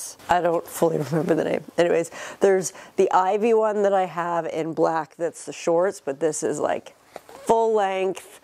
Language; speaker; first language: English; native; English